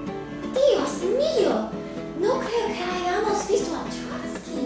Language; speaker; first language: Spanish; non-native, learner; English